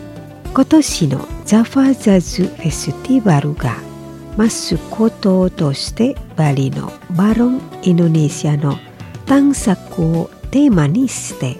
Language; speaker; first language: Japanese; non-native, fluent; Indonesian